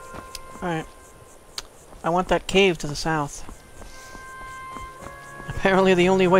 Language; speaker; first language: English; native; English